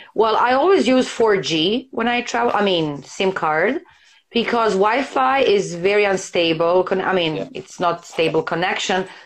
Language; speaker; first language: English; non-native, fluent; Serbian